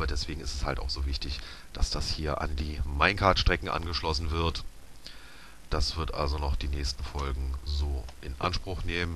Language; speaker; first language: German; native; German